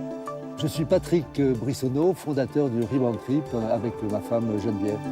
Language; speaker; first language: French; native; French